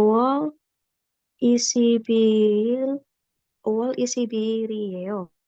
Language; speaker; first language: Korean; non-native, learner; Indonesian